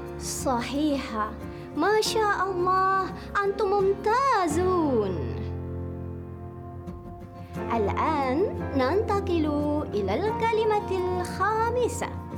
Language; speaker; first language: Arabic; non-native, fluent; Malay